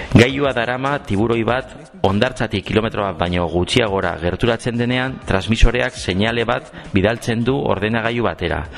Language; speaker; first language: Basque; non-native, local second language; Spanish